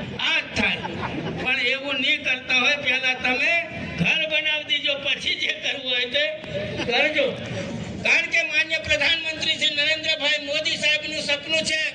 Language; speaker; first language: Gujarati; non-native, local second language; Rathawi